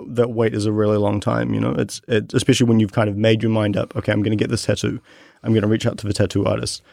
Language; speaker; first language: English; native; English